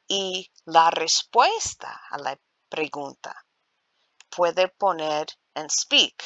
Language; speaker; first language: Spanish; non-native, learner; English